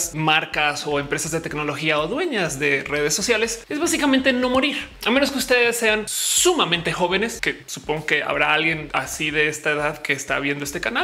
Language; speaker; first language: Spanish; native; Spanish